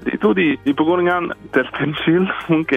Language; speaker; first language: Indonesian; non-native, fluent; English